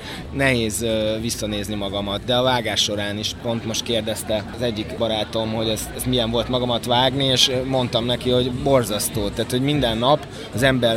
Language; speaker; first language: Hungarian; native; Hungarian